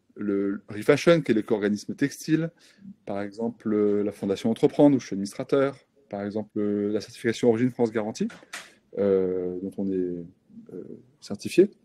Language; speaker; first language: French; native; French